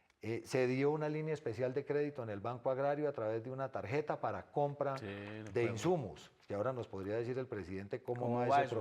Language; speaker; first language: Spanish; native; Spanish